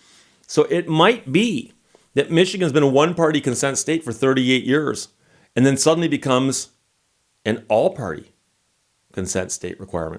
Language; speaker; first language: English; native; English